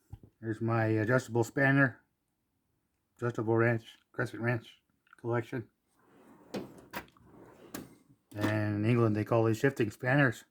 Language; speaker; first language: English; native; English